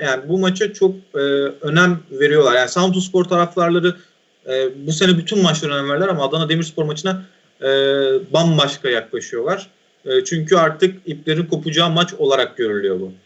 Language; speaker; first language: Turkish; native; Turkish